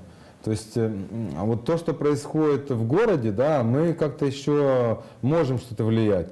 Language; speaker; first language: Russian; native; Russian